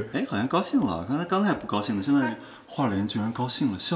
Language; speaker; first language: Chinese; native; Chinese